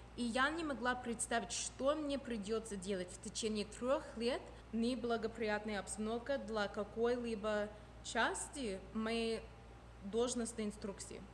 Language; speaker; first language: Russian; non-native, fluent; English